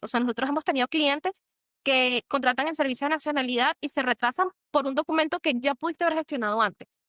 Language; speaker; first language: Spanish; native; Spanish